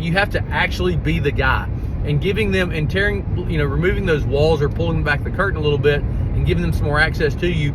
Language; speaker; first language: English; native; English